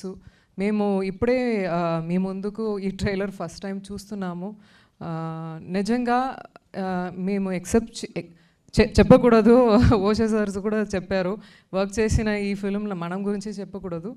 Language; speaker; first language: Telugu; non-native, learner; Tamil